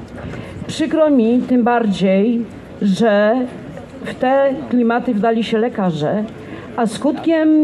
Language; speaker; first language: Polish; native; Polish